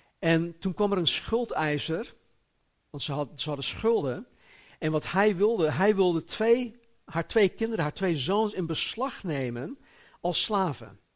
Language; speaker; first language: Dutch; native; Dutch